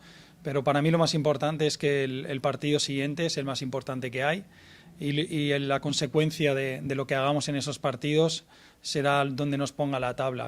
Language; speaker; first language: Spanish; native; Spanish